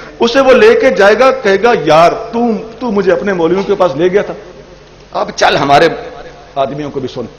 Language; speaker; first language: Urdu; non-native, local second language; Punjabi